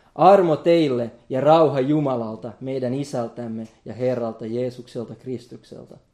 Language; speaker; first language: Finnish; non-native, local second language; Swedish